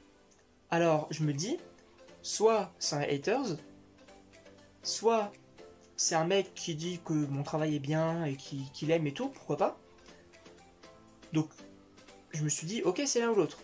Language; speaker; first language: French; native; French